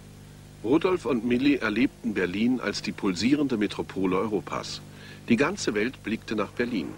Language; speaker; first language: German; native; German